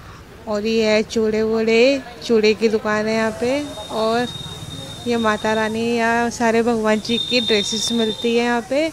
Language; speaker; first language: Hindi; native; Hindi